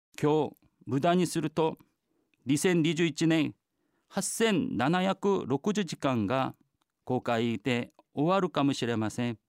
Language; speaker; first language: Japanese; non-native, fluent; Korean